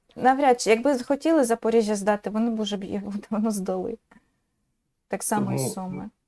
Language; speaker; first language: Ukrainian; native; Ukrainian